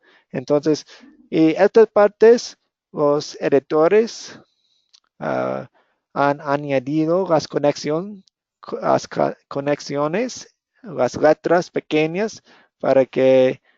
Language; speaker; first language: Spanish; non-native, fluent; English